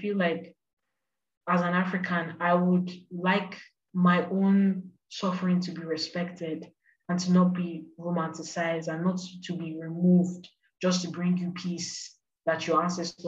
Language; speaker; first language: English; non-native, local second language; Yoruba